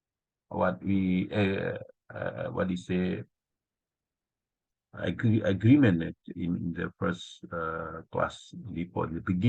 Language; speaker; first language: English; non-native, learner; Indonesian